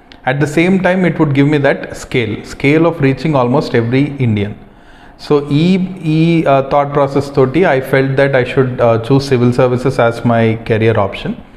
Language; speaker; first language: English; non-native, local second language; Telugu